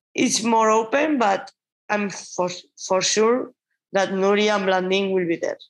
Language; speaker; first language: English; non-native, learner; Spanish